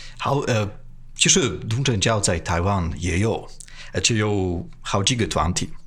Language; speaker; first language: Chinese; non-native, fluent; Polish